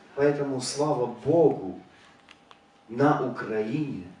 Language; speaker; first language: Russian; non-native, fluent; Polish